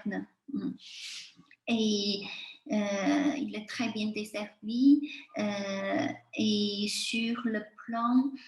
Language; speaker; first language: French; non-native, fluent; Chinese